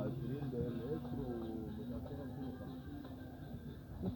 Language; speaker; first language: Arabic; native; Arabic